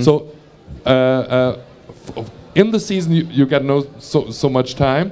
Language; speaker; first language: English; non-native, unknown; German